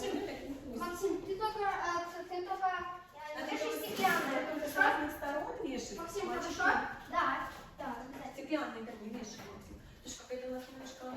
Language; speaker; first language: Russian; native; Russian